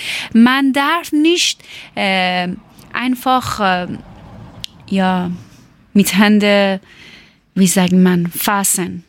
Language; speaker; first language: German; non-native, learner; Persian